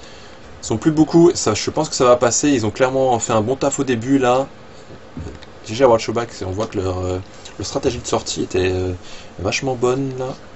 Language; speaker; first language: French; native; French